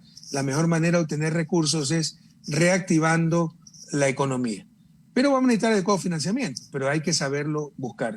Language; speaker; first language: Spanish; native; Spanish